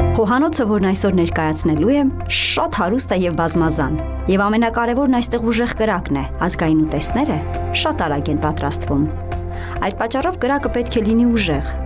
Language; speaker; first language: Armenian; native; Armenian